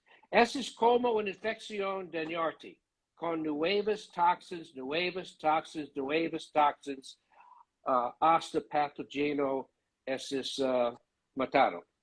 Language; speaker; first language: Spanish; non-native, learner; English